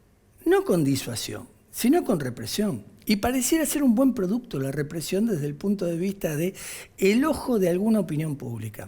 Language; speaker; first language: Spanish; native; Spanish